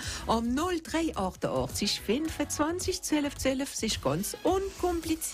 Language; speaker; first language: German; native; German